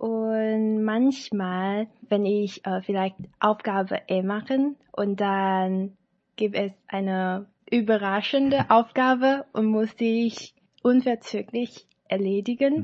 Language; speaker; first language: German; non-native, learner; Chinese